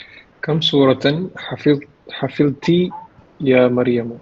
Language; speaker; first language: Arabic; non-native, learner; Tamil